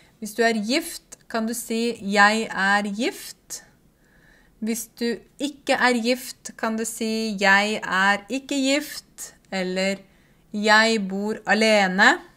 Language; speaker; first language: Norwegian; native; Norwegian